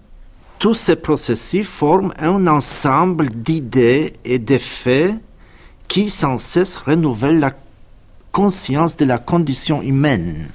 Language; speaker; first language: French; non-native, fluent; Polish